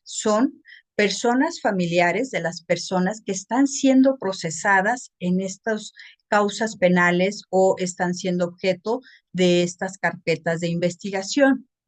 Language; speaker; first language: Spanish; native; Spanish